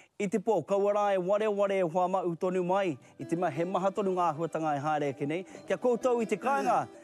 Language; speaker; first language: Māori; native; Māori